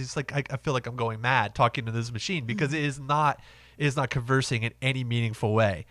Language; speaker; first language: English; native; English